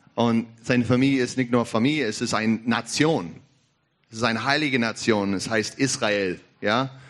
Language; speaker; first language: German; non-native, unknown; English